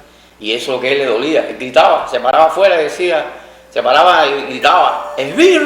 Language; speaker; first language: Spanish; native; Spanish